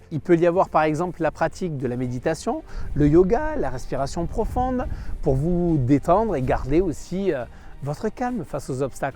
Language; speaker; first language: French; native; French